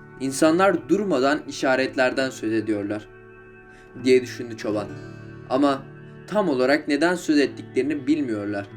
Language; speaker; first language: Turkish; native; Turkish